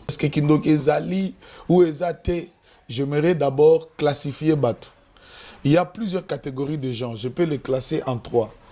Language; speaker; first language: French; non-native, local second language; Lingala